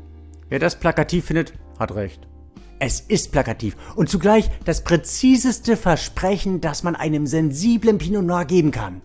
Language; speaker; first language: German; native; German